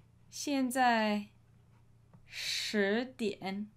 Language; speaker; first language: Chinese; non-native, learner; English